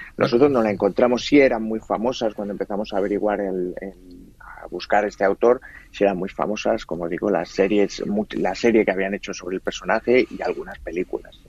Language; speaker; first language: Spanish; native; Spanish